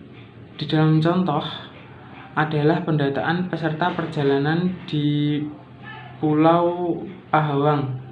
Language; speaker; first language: Indonesian; native; Indonesian